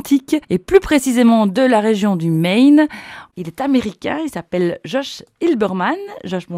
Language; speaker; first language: French; native; French